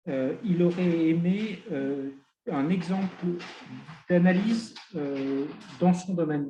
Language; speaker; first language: French; native; French